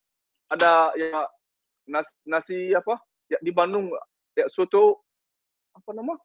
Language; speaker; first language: Indonesian; non-native, learner; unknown